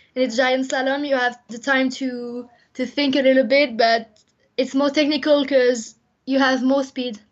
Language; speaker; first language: English; non-native, fluent; French